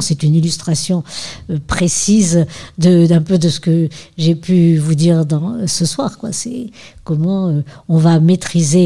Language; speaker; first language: French; native; French